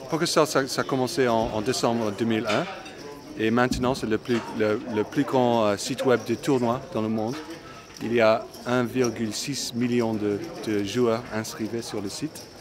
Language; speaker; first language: French; non-native, fluent; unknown